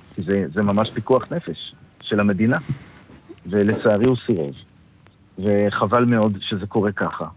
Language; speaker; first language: Hebrew; native; Hebrew